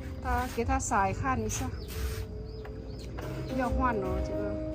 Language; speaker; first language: Chinese; non-native, learner; Lao